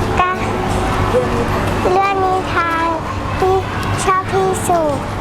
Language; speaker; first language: Thai; native; Thai